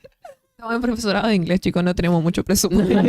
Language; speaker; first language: Spanish; native; Spanish